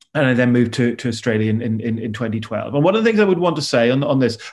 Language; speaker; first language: English; native; English